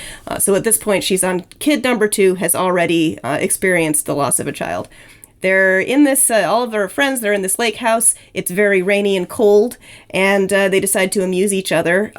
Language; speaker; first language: English; native; English